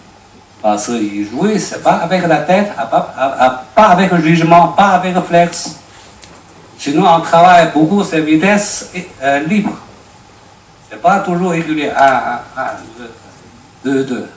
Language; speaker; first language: French; non-native, learner; Chinese